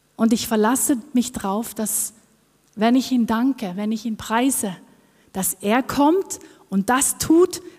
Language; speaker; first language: German; non-native, fluent; Norwegian